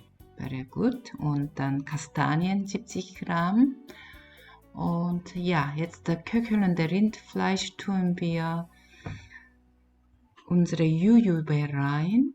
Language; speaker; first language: German; non-native, learner; Korean